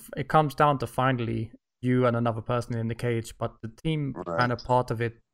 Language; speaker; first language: English; native; English